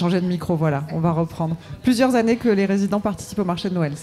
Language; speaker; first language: French; native; French